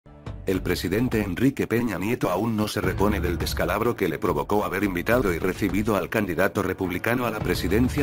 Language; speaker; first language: Spanish; native; Spanish